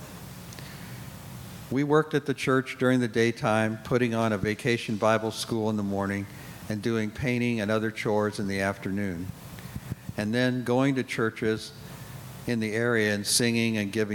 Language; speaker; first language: English; native; English